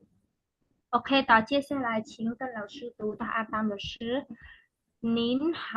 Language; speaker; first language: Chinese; non-native, fluent; Khmer